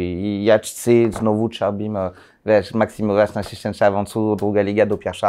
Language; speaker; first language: Polish; non-native, learner; French